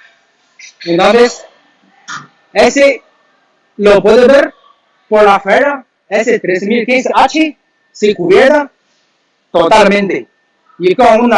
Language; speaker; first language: Spanish; non-native, learner; Chinese